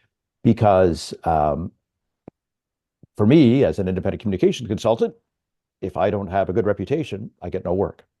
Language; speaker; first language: English; native; English